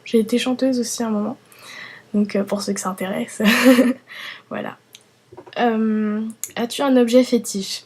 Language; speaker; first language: French; early bilingual, other home language; Vietnamese